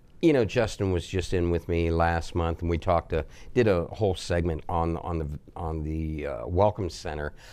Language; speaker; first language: English; native; English